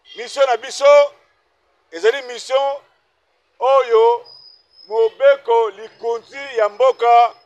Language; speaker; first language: Lingala; non-native, local second language; Kongo